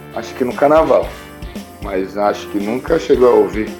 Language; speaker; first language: Portuguese; non-native, fluent; Igbo